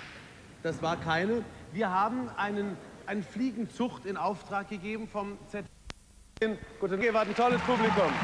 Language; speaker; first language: German; native; German